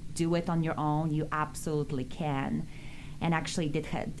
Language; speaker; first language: English; non-native, fluent; Polish